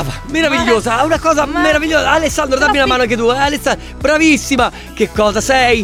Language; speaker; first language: Italian; native; Italian